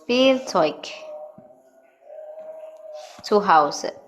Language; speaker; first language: German; non-native, fluent; Indonesian